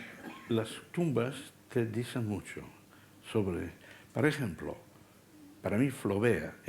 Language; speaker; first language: Spanish; non-native, fluent; Dutch